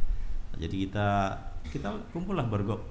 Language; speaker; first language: Indonesian; native; Indonesian